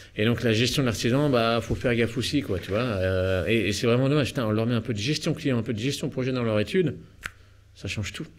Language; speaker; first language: French; native; French